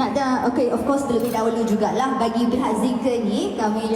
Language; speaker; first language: Malay; native; Malay